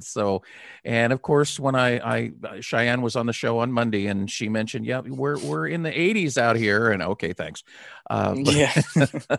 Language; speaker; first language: English; native; English